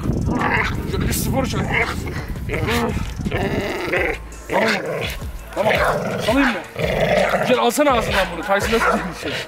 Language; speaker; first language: Turkish; native; Turkish